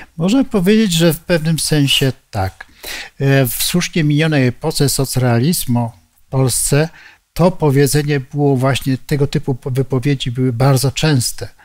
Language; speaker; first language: Polish; native; Polish